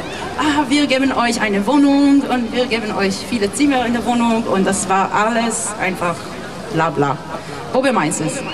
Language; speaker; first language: German; non-native, fluent; Hebrew